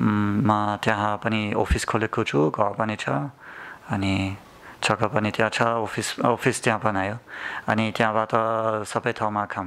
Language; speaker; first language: Nepali; non-native, learner; German